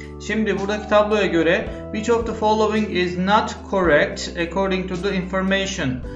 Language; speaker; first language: English; non-native, fluent; Turkish